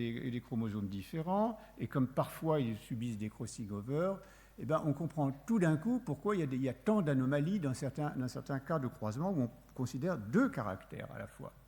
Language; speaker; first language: French; native; French